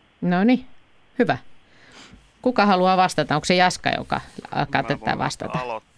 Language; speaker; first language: Finnish; native; Finnish